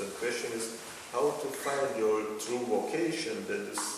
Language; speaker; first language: English; non-native, fluent; Lithuanian